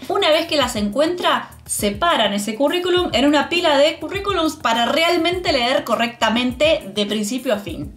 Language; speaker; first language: Spanish; native; Spanish